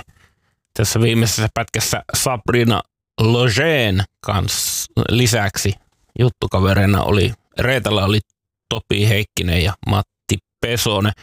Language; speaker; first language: Finnish; native; Finnish